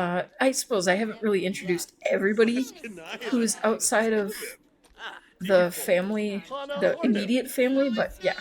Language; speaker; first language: English; native; English